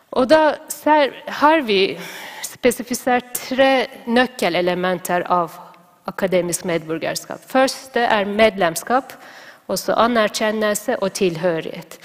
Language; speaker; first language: Norwegian; non-native, fluent; Turkish